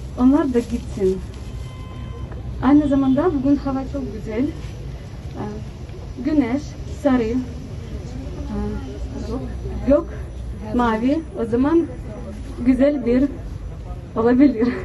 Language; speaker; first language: Turkish; non-native, learner; Ukrainian